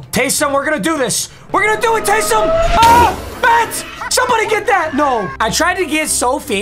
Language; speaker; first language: English; native; English